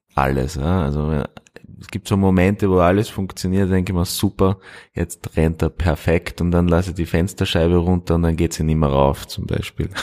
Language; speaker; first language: German; native; German